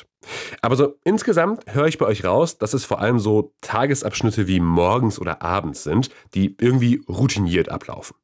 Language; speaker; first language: German; native; German